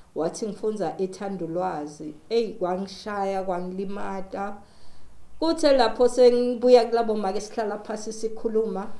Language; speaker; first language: Zulu; non-native, local second language; Swati